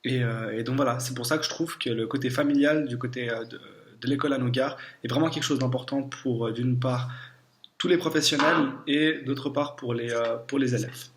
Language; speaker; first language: French; native; French